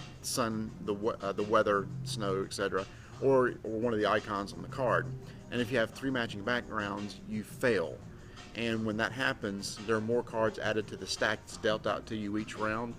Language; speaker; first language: English; native; English